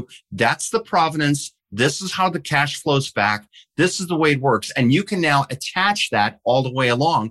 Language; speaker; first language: English; early bilingual, heritage; English